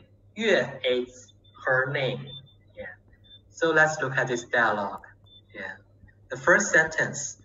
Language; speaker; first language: English; non-native, learner; Chinese